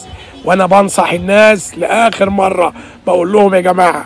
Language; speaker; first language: Arabic; native; Arabic